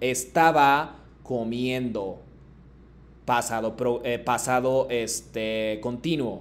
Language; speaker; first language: Spanish; non-native, fluent; Japanese